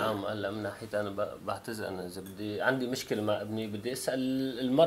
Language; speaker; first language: Dutch; non-native, learner; Arabic